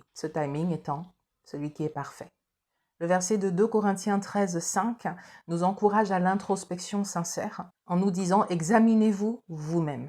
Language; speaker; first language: French; native; French